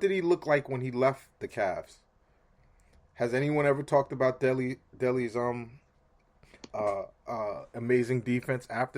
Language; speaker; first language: English; native; English